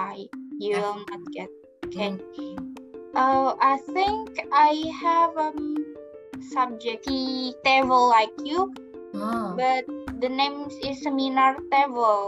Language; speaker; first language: English; non-native, learner; Indonesian